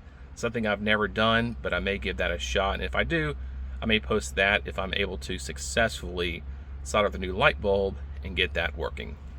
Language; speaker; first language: English; native; English